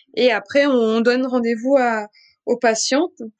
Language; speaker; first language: French; native; French